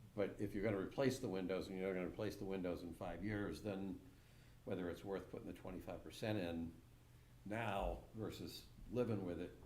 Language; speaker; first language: English; native; English